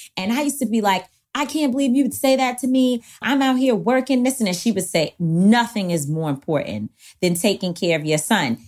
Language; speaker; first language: English; native; English